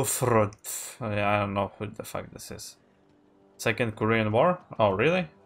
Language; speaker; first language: English; non-native, fluent; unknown